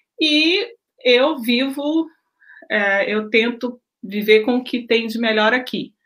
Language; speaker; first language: Portuguese; native; Portuguese